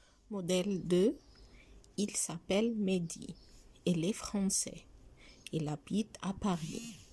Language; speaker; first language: French; non-native, fluent; Arabic